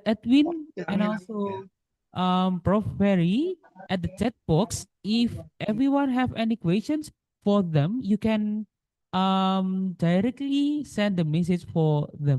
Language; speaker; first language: English; non-native, local second language; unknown